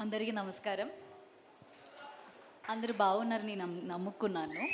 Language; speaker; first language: Telugu; non-native, local second language; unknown